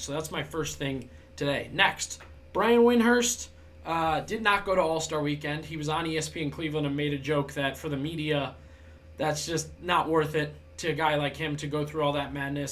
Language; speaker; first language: English; native; English